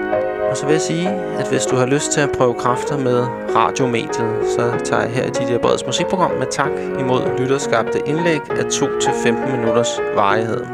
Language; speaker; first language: Danish; native; Danish